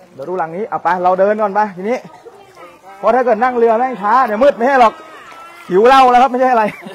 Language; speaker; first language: Thai; native; Thai